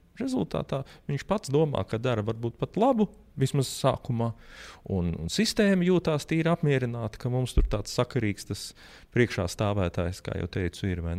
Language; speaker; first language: Latvian; native; Latvian